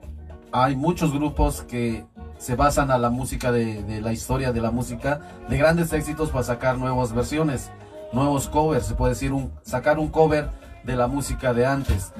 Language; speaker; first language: Spanish; native; Spanish